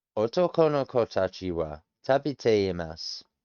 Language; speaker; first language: Japanese; non-native, learner; English